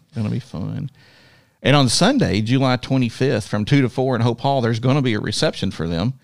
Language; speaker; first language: English; native; English